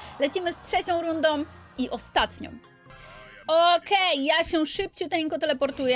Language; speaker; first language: Polish; native; Polish